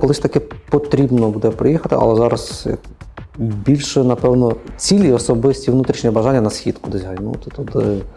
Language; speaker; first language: Ukrainian; native; Ukrainian